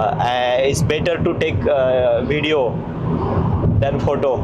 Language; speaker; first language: English; non-native, local second language; Hindi